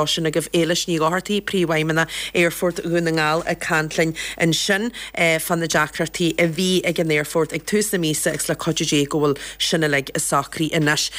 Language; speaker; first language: Irish; native; Irish